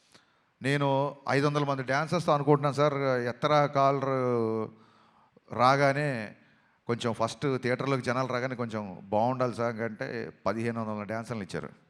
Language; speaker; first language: Telugu; native; Telugu